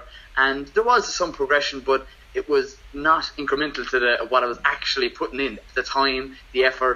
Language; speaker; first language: English; native; English